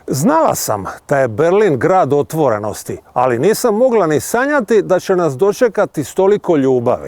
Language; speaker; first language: Bosnian; native; Bosnian